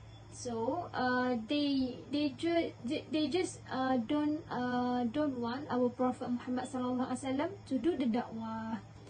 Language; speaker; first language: English; non-native, local second language; Malay